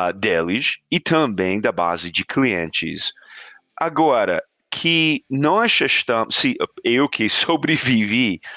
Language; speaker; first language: Portuguese; non-native, fluent; English